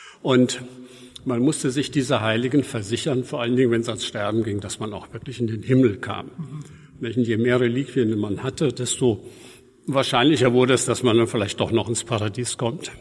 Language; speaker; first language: German; native; German